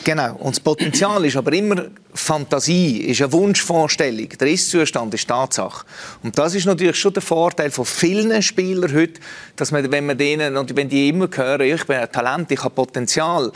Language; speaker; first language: German; native; German